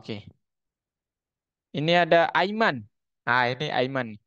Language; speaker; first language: Indonesian; native; Indonesian